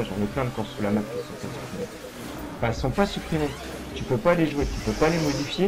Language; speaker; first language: French; native; French